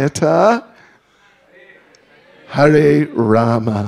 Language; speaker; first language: Russian; non-native, learner; English